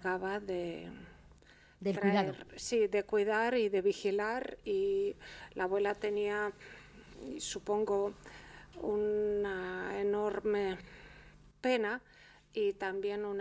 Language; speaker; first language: Spanish; early bilingual, heritage; Spanish